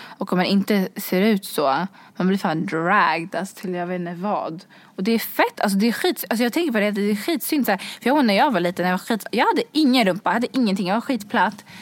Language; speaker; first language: Swedish; early bilingual, other home language; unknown